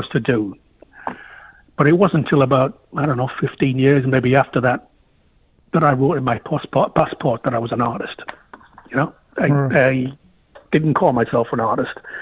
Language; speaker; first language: English; native; English